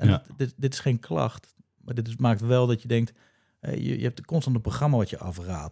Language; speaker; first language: Dutch; native; Dutch